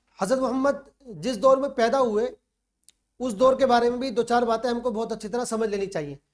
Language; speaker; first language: Urdu; native; Urdu